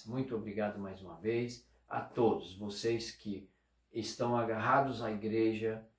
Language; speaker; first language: Portuguese; native; Portuguese